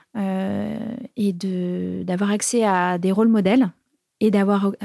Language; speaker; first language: French; native; French